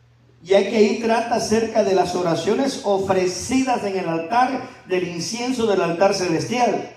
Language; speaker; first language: Spanish; native; Spanish